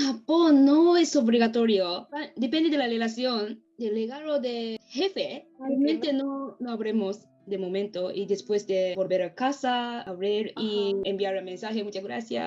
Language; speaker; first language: Spanish; non-native, learner; Japanese